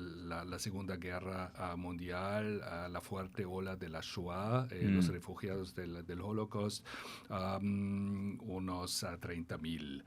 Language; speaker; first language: Spanish; non-native, fluent; German